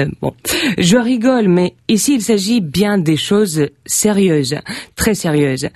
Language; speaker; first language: French; non-native, fluent; Russian